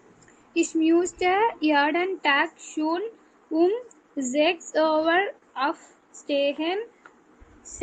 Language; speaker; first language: German; non-native, learner; Tamil